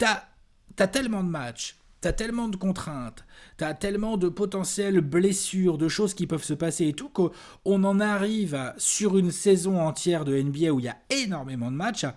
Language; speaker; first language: French; native; French